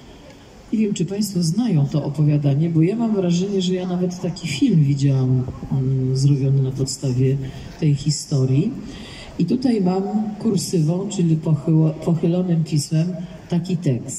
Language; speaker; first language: Polish; native; Polish